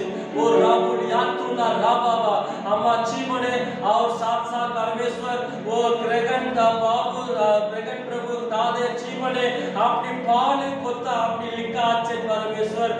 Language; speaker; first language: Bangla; non-native, learner; Hindi